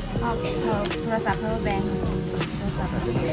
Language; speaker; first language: Thai; native; Thai